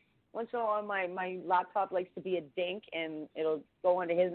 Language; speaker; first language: English; native; English